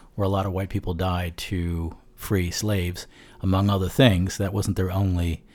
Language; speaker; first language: English; native; English